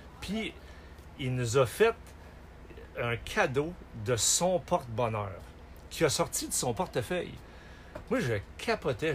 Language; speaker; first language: French; native; French